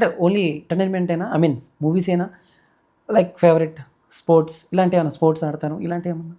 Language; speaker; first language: Telugu; native; Telugu